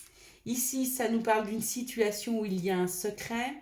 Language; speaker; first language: French; native; French